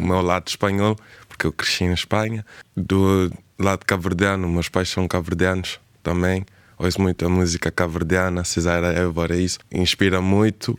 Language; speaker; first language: Portuguese; early bilingual, heritage; Portuguese